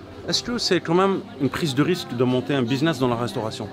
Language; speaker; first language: French; native; French